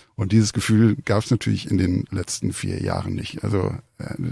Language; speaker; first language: German; native; German